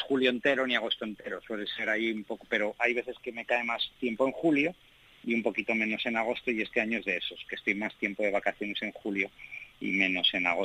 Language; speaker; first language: Spanish; native; Spanish